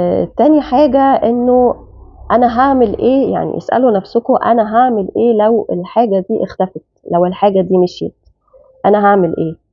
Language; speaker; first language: Arabic; native; Arabic